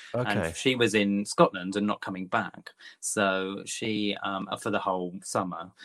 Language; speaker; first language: English; native; English